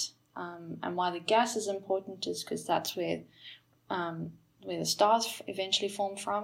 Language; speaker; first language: English; native; English